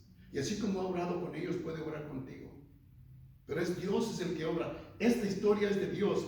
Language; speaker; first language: Spanish; native; Spanish